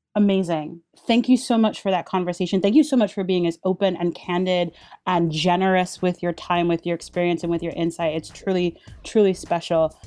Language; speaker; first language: English; early bilingual, other home language; Haitian Creole